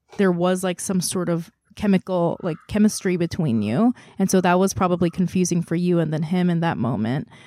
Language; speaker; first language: English; non-native, fluent; Korean